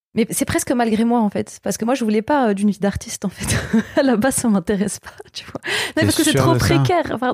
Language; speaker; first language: French; native; French